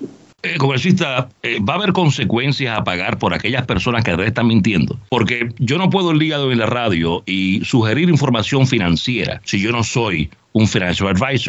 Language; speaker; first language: Spanish; native; Spanish